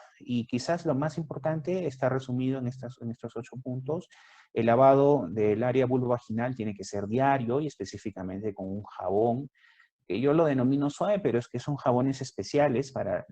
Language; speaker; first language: Spanish; native; Spanish